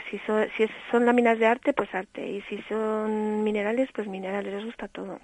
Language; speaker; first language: Spanish; early bilingual, heritage; Spanish